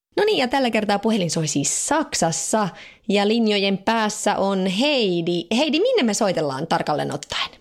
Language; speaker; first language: Finnish; native; Finnish